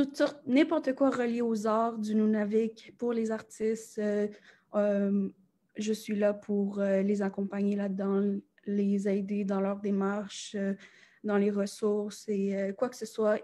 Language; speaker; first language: French; native; French